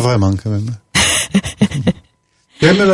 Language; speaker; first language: French; native; French